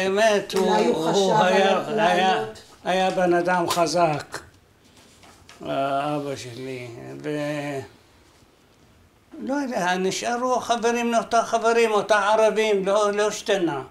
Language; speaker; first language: Hebrew; non-native, fluent; Arabic